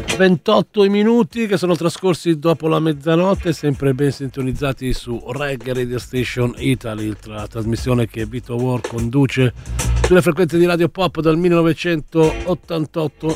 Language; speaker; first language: Italian; native; Italian